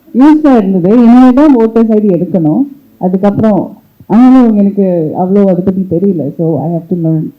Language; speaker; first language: Tamil; early bilingual, heritage; Tamil